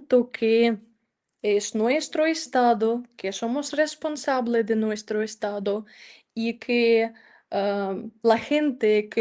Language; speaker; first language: Spanish; non-native, fluent; Ukrainian